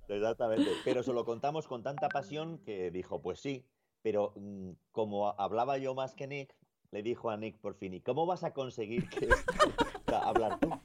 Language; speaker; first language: Spanish; native; Spanish